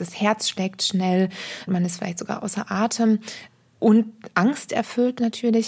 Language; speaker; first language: German; native; German